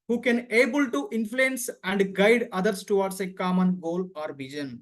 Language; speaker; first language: English; non-native, local second language; Telugu